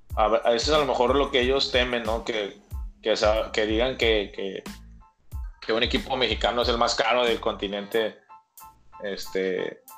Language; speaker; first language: Spanish; native; Spanish